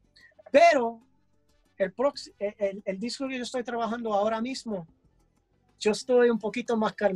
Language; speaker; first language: Spanish; early bilingual, heritage; English